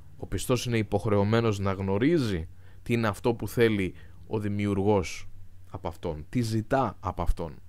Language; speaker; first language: Greek; non-native, fluent; Arabic